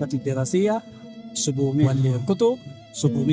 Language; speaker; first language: Arabic; non-native, learner; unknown